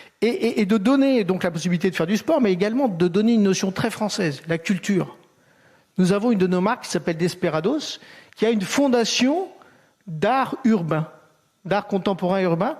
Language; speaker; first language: French; native; French